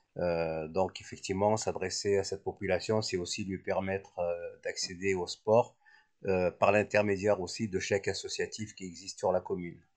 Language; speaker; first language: French; native; French